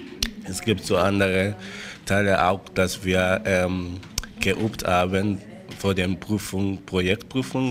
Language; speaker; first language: German; non-native, learner; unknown